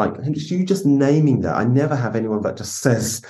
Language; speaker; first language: English; native; English